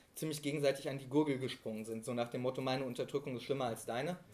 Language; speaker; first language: German; native; German